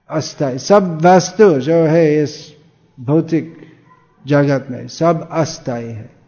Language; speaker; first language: Hindi; non-native, fluent; English